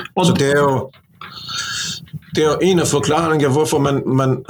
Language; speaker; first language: Norwegian; non-native, fluent; Bosnian